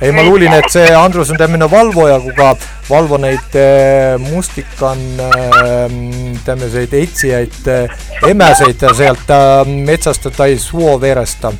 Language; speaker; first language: Finnish; non-native, learner; Estonian